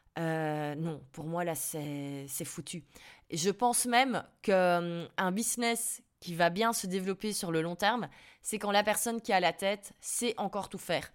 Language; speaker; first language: French; native; French